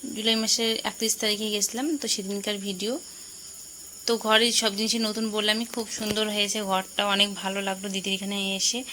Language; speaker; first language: Bangla; non-native, local second language; Rangpuri